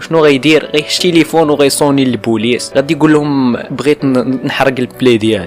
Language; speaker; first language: Arabic; native; Arabic